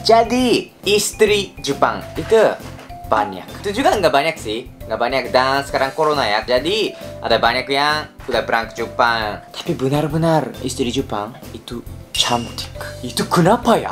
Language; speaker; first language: Indonesian; non-native, learner; Japanese